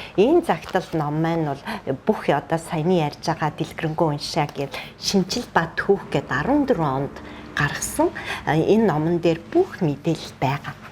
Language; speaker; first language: Mongolian; native; Mongolian